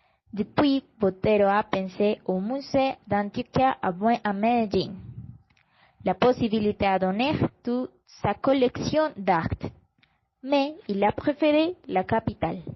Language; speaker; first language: French; non-native, learner; Spanish